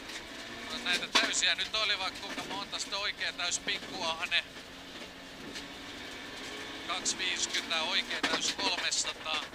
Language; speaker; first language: Finnish; native; Finnish